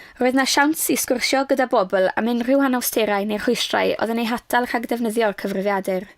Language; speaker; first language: Welsh; native; Welsh